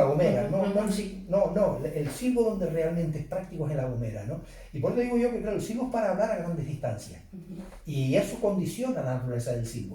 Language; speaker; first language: Spanish; native; Spanish